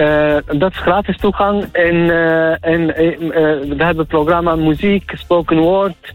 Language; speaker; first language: Dutch; non-native, fluent; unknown